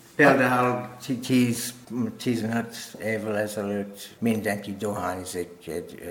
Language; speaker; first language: Hungarian; non-native, learner; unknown